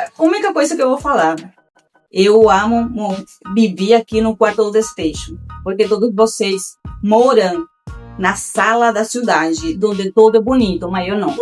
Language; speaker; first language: Portuguese; non-native, fluent; Spanish